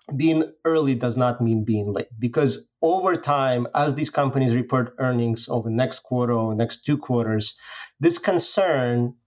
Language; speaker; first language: English; non-native, fluent; Russian